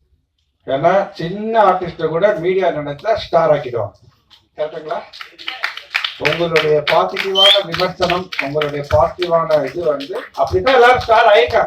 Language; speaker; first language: Tamil; native; Tamil